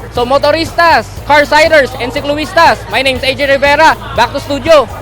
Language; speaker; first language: Filipino; native; Filipino